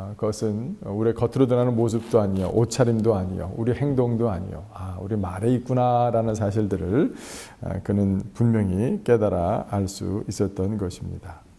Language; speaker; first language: Korean; native; Korean